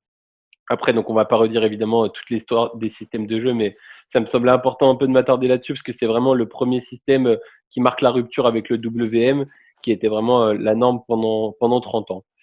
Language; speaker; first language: French; native; French